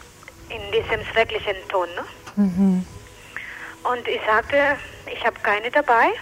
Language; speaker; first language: German; non-native, learner; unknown